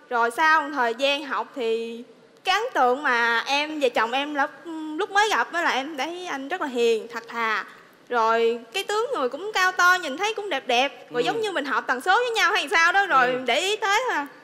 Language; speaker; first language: Vietnamese; native; Vietnamese